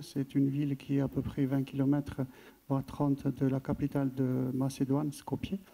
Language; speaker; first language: French; non-native, fluent; Albanian